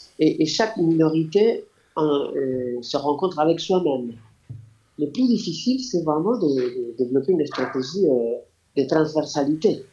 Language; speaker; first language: French; non-native, fluent; Spanish